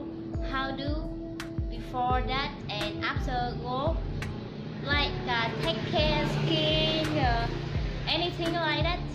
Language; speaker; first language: English; non-native, learner; Vietnamese